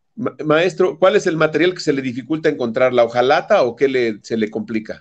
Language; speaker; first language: Spanish; native; Spanish